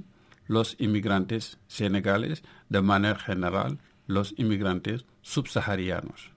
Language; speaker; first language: Spanish; non-native, local second language; Wolof